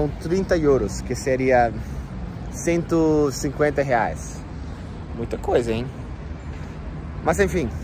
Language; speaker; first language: Portuguese; non-native, fluent; English